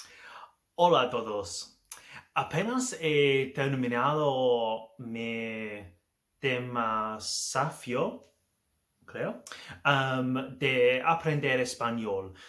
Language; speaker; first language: Spanish; non-native, learner; English